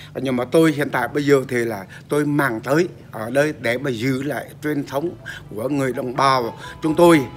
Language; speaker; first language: Vietnamese; non-native, local second language; Jarai